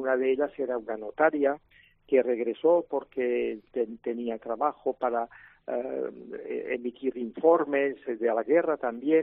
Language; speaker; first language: Spanish; non-native, local second language; Catalan